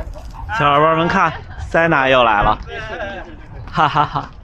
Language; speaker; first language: Chinese; native; Chinese